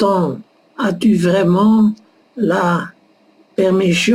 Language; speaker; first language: French; non-native, learner; Dutch